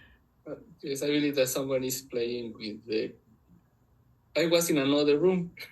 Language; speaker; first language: English; non-native, learner; Spanish